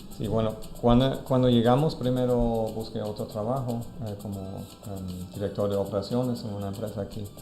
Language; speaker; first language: Spanish; non-native, fluent; German